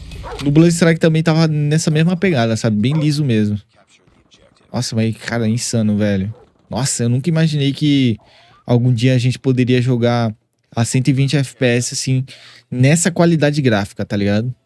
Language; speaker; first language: Portuguese; native; Portuguese